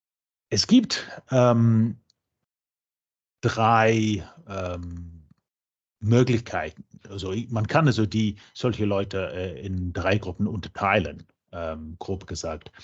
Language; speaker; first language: German; non-native, fluent; English